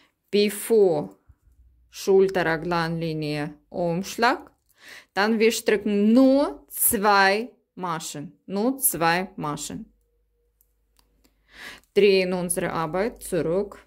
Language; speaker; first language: German; non-native, learner; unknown